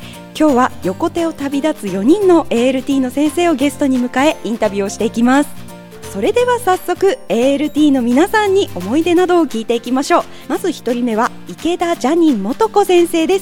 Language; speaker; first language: Japanese; native; Japanese